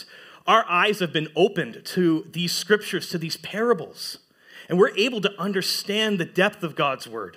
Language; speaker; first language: English; native; English